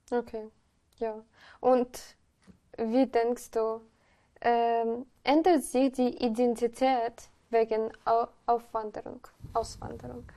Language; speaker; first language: German; non-native, fluent; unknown